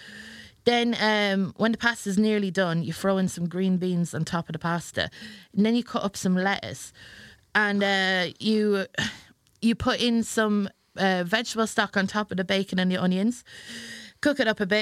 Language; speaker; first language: English; native; English